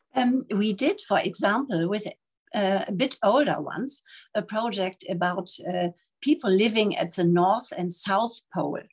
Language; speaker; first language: English; non-native, fluent; German